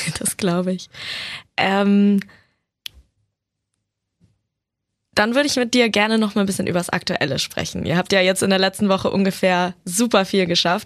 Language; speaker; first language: German; native; German